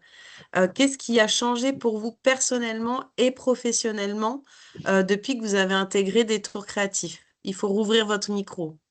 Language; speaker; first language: French; native; French